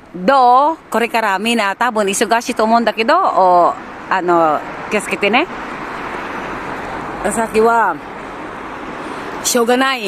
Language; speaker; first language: Japanese; non-native, learner; Filipino